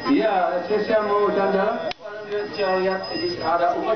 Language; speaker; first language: Indonesian; non-native, learner; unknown